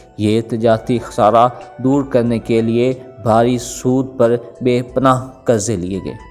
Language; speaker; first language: Urdu; non-native, local second language; Pashto